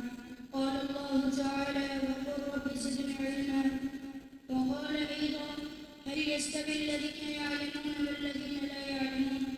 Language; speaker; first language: Arabic; non-native, learner; Urdu